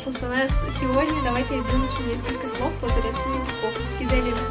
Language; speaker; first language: Russian; non-native, local second language; Kazakh